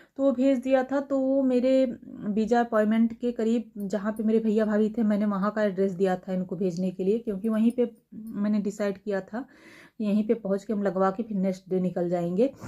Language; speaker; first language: Hindi; native; Hindi